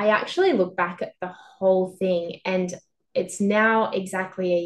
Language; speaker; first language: English; native; English